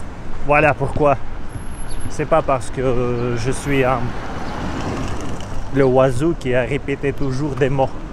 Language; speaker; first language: French; non-native, learner; Russian